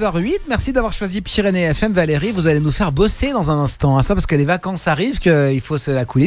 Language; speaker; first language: French; native; French